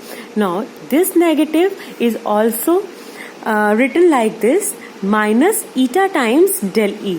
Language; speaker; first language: English; non-native, local second language; Hindi